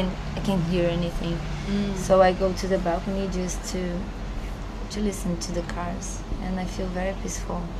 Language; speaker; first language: English; non-native, fluent; Portuguese